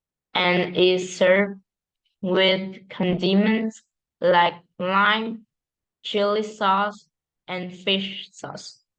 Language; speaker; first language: English; non-native, learner; Vietnamese